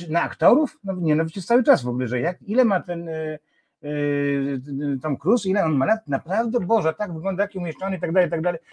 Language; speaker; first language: Polish; native; Polish